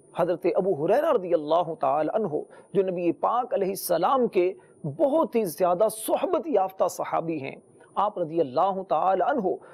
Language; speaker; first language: Urdu; native; Urdu